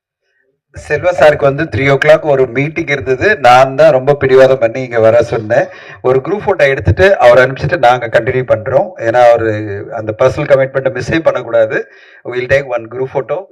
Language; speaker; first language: Tamil; native; Tamil